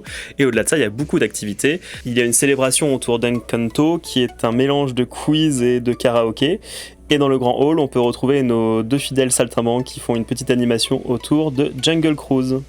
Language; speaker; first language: French; native; French